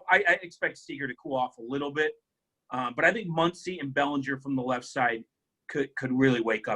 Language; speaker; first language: English; native; English